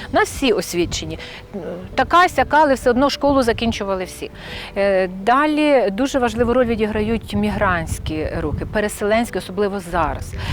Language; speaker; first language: Ukrainian; native; Ukrainian